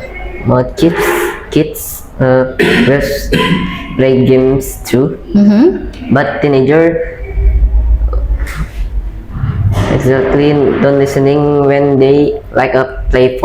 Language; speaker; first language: English; non-native, learner; Indonesian